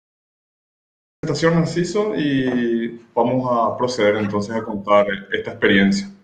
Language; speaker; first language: Spanish; native; Spanish